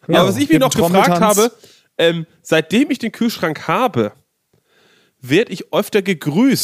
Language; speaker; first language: German; native; German